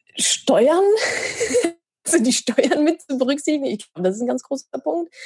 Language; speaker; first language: German; native; German